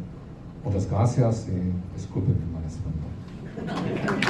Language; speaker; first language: Spanish; non-native, fluent; German